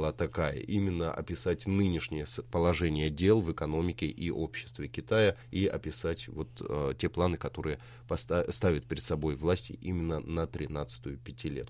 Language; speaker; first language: Russian; native; Russian